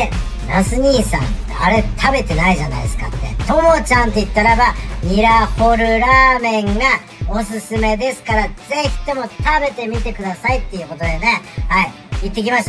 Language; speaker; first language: Japanese; native; Japanese